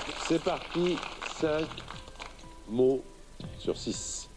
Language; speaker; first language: French; native; French